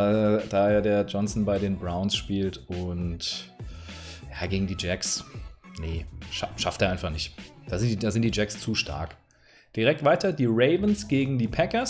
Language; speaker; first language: German; native; German